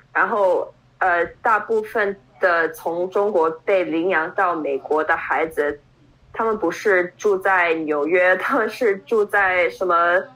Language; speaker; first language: Chinese; non-native, fluent; English